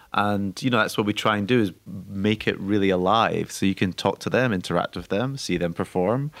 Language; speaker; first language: English; native; English